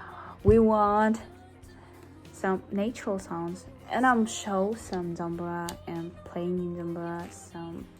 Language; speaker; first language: English; non-native, learner; Kazakh